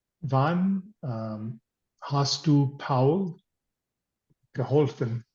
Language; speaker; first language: German; non-native, learner; English